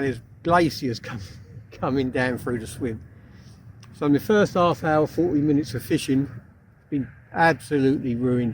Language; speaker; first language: English; native; English